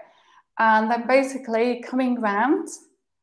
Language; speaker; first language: English; native; English